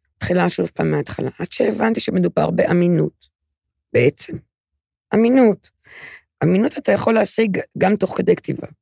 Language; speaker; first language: Hebrew; native; Hebrew